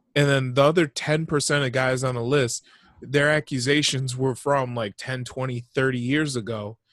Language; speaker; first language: English; native; English